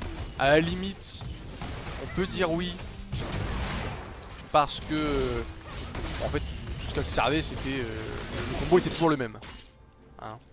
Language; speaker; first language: French; native; French